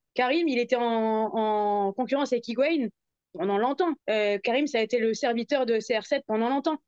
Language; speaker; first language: French; native; French